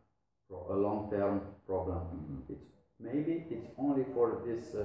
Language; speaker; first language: English; non-native, learner; Romanian